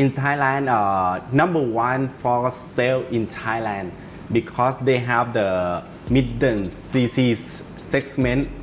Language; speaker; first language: English; non-native, learner; Thai